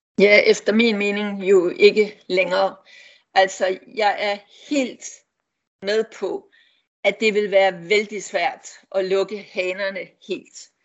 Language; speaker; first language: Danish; native; Danish